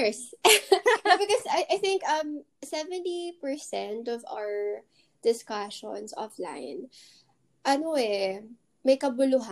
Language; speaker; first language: English; non-native, local second language; Filipino